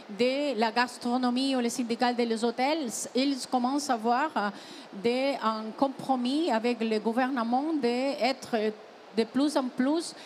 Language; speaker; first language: French; non-native, fluent; Spanish